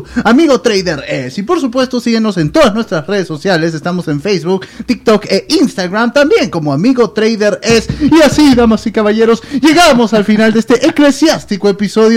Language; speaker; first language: Spanish; native; Spanish